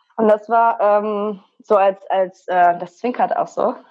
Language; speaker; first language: German; native; German